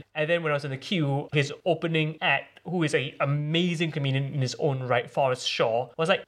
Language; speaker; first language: English; native; English